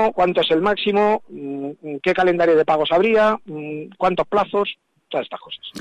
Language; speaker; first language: Spanish; native; Spanish